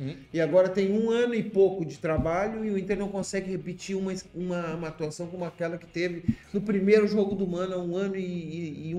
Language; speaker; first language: Portuguese; native; Portuguese